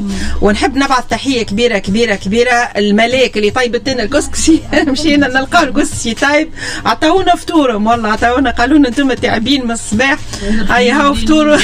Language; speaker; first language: Arabic; native; Arabic